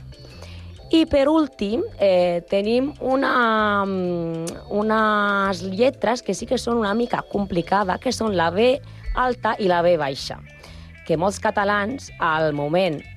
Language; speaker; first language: Catalan; non-native, learner; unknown